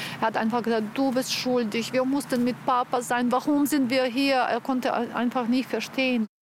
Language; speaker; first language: German; non-native, fluent; Ukrainian